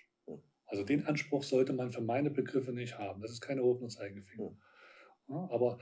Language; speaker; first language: German; native; German